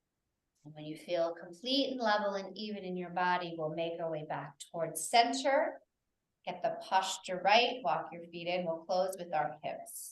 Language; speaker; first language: English; native; English